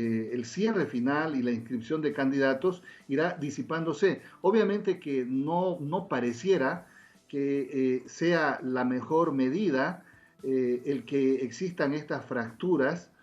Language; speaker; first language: Spanish; native; Spanish